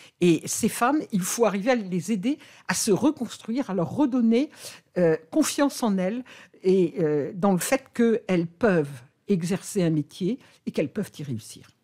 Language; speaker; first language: French; native; French